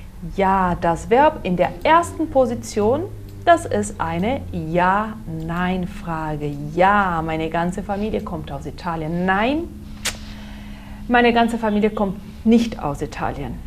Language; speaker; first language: German; non-native, fluent; Portuguese